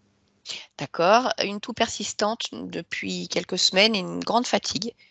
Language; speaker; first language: French; native; French